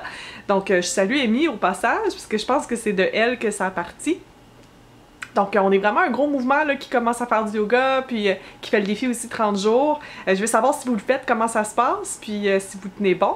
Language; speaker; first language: French; native; French